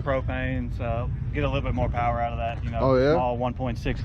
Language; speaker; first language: English; native; English